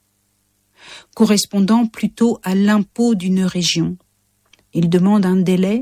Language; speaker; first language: French; native; French